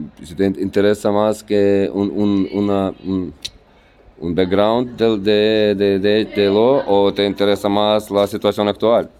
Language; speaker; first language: Spanish; non-native, fluent; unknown